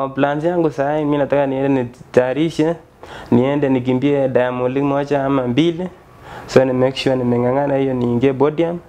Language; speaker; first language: Swahili; non-native, local second language; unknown